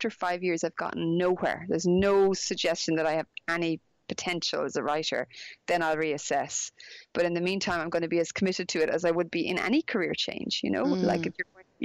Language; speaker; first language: English; native; English